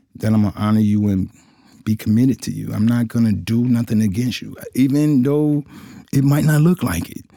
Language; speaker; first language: English; native; English